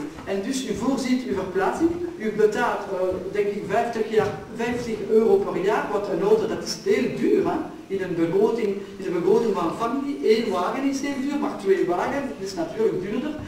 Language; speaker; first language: Dutch; non-native, local second language; French